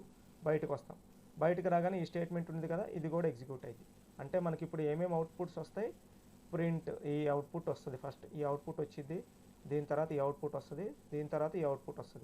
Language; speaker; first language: Telugu; native; Telugu